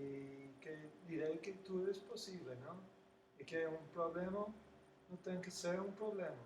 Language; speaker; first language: Portuguese; non-native, learner; English